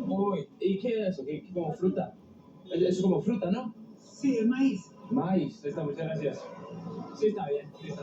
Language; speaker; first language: Spanish; non-native, learner; English